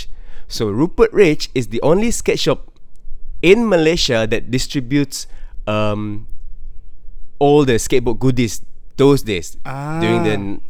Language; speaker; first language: English; non-native, local second language; Malay